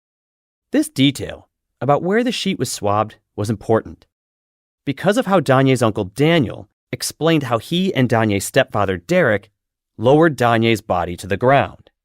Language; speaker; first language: English; native; English